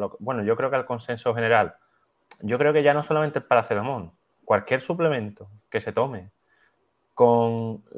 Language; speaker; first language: Spanish; native; Spanish